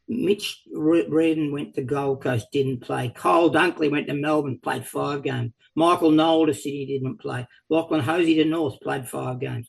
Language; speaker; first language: English; native; English